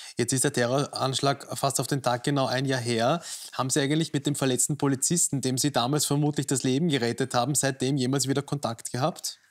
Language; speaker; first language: German; native; German